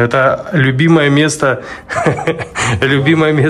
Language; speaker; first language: Russian; native; Russian